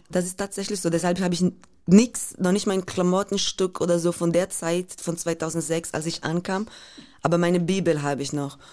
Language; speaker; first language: German; non-native, fluent; Portuguese